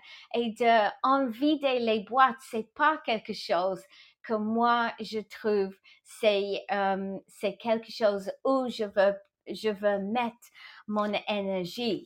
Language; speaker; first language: French; non-native, fluent; English